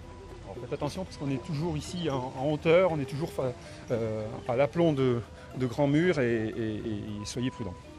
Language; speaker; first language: French; native; French